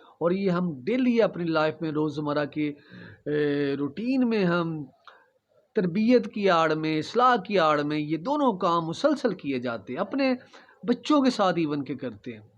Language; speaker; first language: Urdu; native; Urdu